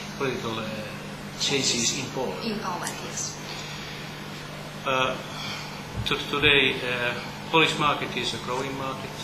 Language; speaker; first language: English; non-native, learner; Polish